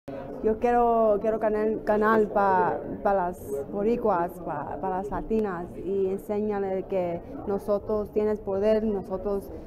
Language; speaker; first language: Spanish; early bilingual, heritage; English